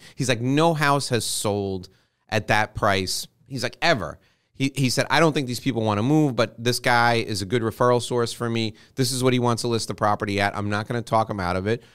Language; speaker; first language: English; native; English